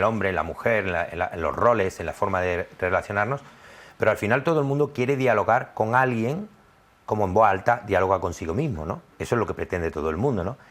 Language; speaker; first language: Spanish; native; Spanish